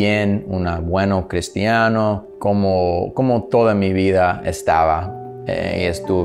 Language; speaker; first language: Spanish; non-native, learner; English